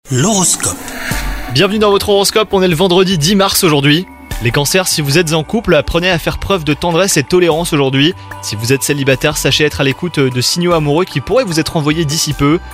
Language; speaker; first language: French; native; French